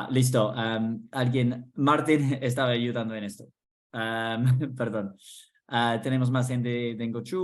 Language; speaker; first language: Spanish; non-native, fluent; English